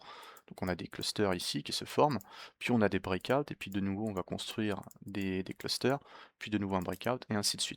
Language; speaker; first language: French; native; French